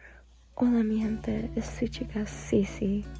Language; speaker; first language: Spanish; early bilingual, heritage; English